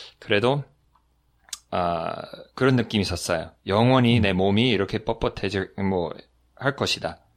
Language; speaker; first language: Korean; non-native, fluent; English